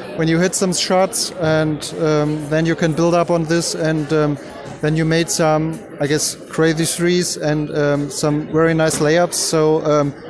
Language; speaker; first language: English; non-native, fluent; German